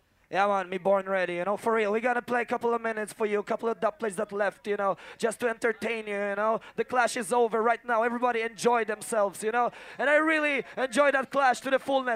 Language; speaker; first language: English; non-native, fluent; Polish